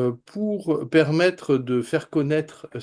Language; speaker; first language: French; native; French